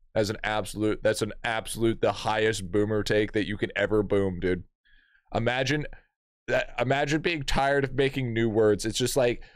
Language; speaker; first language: English; native; English